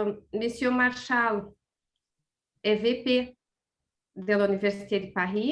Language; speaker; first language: French; non-native, fluent; Portuguese